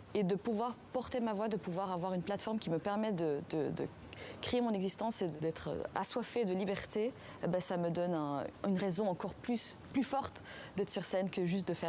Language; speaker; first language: French; early bilingual, other home language; Persian